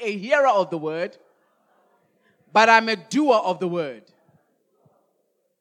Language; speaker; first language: English; non-native, local second language; Tswana